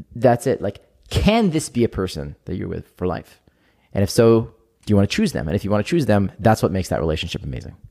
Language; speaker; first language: English; non-native, fluent; Hebrew